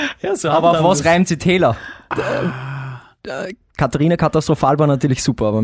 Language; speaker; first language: German; native; German